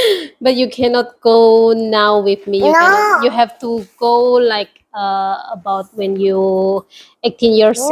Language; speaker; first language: English; non-native, learner; Indonesian